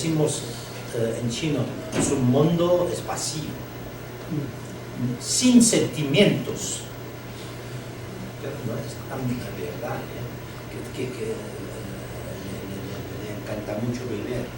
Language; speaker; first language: Spanish; non-native, learner; Chinese